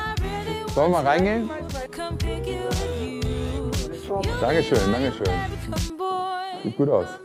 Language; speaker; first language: German; native; German